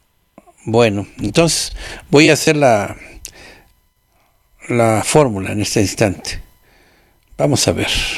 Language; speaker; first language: Spanish; native; Spanish